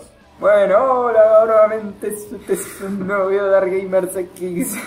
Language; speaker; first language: Spanish; native; Spanish